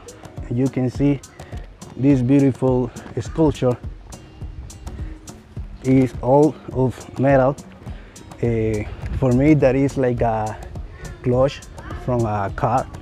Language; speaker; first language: English; non-native, learner; Spanish